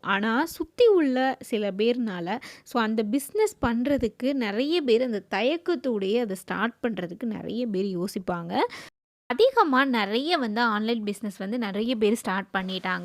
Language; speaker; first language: Tamil; native; Tamil